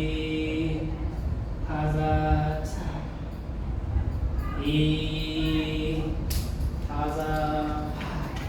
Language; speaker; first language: Vietnamese; non-native, learner; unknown